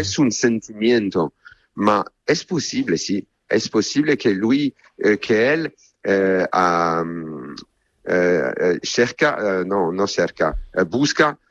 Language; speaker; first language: Spanish; non-native, learner; Italian